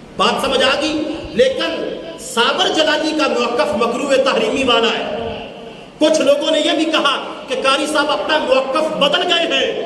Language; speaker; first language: Urdu; non-native, local second language; Punjabi